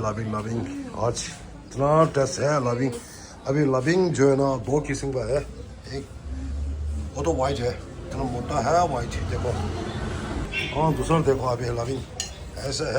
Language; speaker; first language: Hindi; non-native, local second language; Tibetan